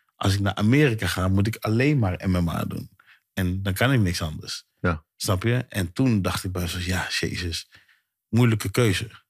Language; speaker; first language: Dutch; early bilingual, other home language; Sranan Tongo